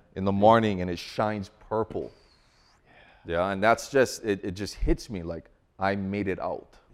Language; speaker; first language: English; native; English